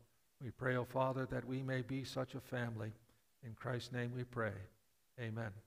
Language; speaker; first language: English; native; English